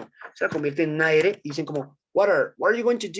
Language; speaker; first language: Spanish; native; Spanish